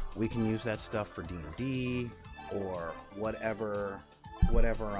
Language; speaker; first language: English; native; English